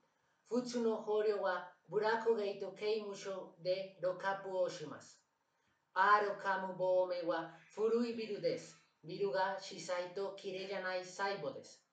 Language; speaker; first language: Japanese; non-native, learner; Spanish